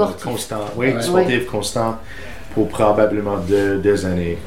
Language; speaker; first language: French; non-native, learner; English